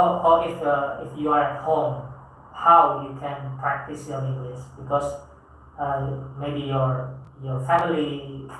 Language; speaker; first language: English; non-native, fluent; Indonesian